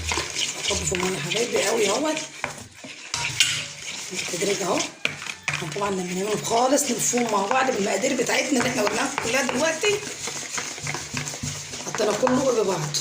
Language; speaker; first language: Arabic; native; Arabic